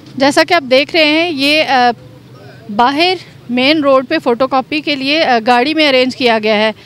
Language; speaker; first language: Urdu; native; Urdu